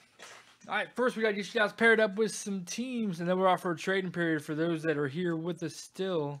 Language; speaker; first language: English; native; English